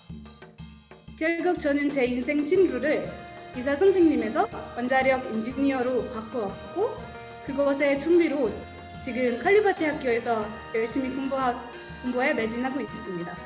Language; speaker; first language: Korean; non-native, fluent; Arabic